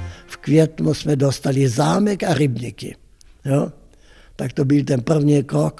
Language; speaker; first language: Czech; non-native, fluent; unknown